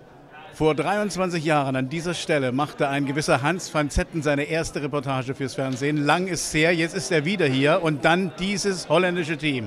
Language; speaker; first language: German; native; German